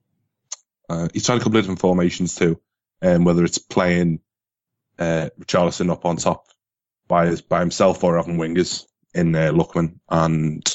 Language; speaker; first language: English; native; English